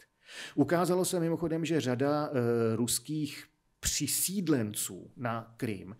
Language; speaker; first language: Czech; native; Czech